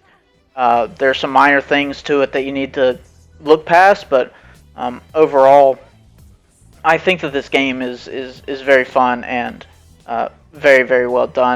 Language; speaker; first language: English; native; English